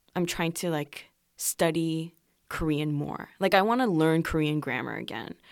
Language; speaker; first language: English; non-native, fluent; Korean